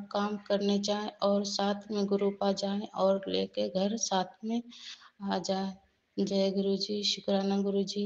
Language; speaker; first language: Hindi; native; Hindi